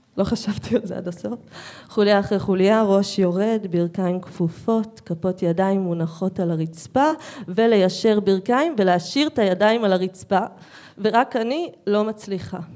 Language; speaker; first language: Hebrew; native; Hebrew